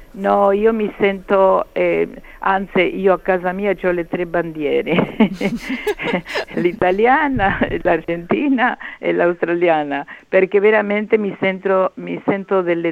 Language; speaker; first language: Italian; early bilingual, heritage; Spanish